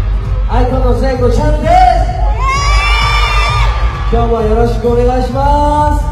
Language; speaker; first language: Japanese; non-native, fluent; Korean